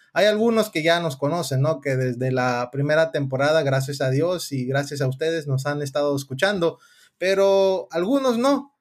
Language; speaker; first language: Spanish; early bilingual, heritage; Spanish